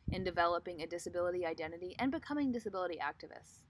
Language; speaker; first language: English; native; English